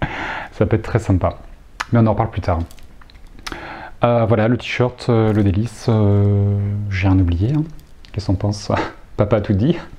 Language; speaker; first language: French; native; French